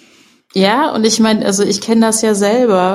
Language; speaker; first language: German; native; German